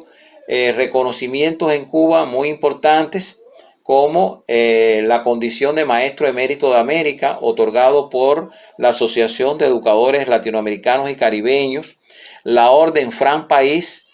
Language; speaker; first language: Spanish; native; Spanish